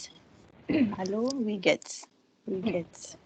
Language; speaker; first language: German; non-native, learner; Filipino